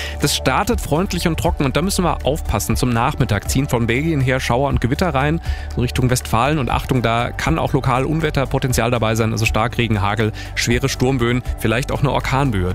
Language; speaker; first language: German; native; German